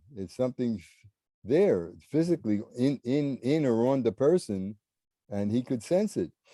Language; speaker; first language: English; native; English